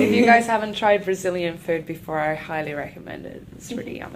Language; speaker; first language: English; non-native, fluent; Swedish